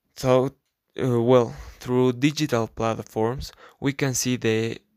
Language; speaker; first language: English; non-native, learner; Spanish